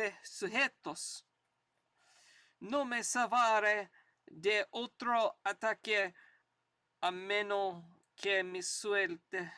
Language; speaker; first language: Spanish; non-native, learner; English